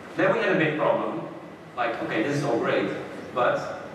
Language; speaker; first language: English; non-native, fluent; Dutch